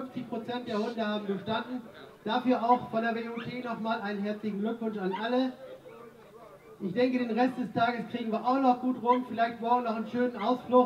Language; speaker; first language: German; native; German